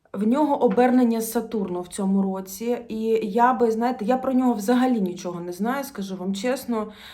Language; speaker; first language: Ukrainian; non-native, local second language; Russian